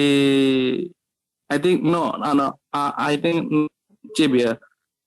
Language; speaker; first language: English; non-native, learner; Indonesian